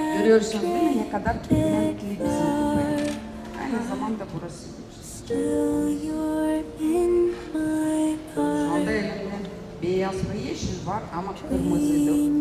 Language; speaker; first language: Turkish; non-native, learner; Russian